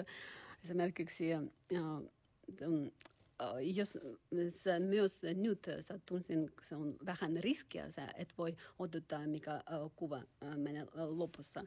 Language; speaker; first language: Finnish; non-native, learner; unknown